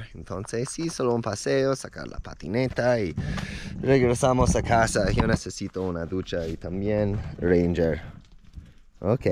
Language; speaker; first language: Spanish; non-native, fluent; English